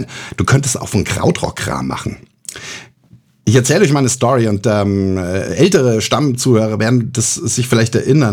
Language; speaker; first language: German; native; German